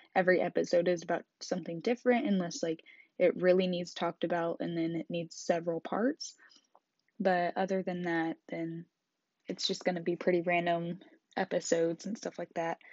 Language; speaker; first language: English; native; English